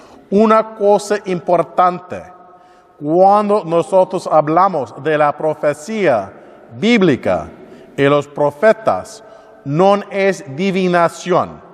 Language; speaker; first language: Spanish; non-native, learner; English